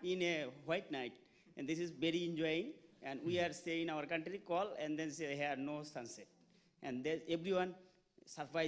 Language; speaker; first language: English; non-native, local second language; Bangla